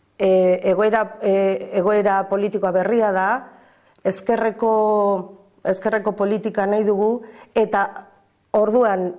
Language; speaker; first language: Basque; native; Basque